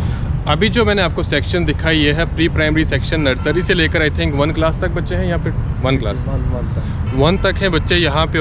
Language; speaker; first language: Hindi; native; Hindi